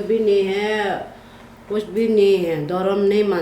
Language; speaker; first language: Hindi; non-native, local second language; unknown